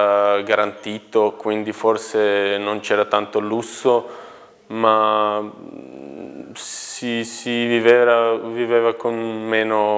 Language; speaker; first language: Italian; non-native, fluent; Serbian